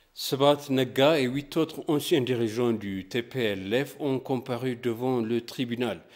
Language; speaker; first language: French; non-native, fluent; Amharic